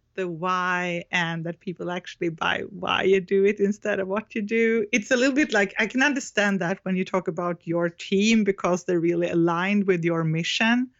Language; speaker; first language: English; non-native, fluent; Swedish